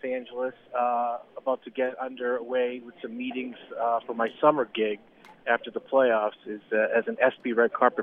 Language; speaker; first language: English; native; English